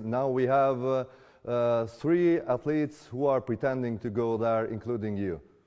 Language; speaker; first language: English; non-native, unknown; Albanian